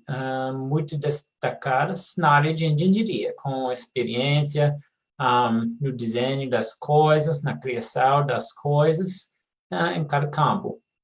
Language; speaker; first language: Portuguese; non-native, fluent; English